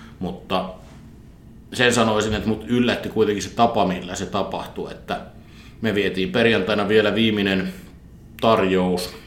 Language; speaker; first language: Finnish; native; Finnish